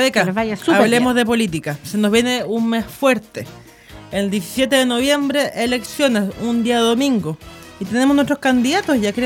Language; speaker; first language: Spanish; native; Spanish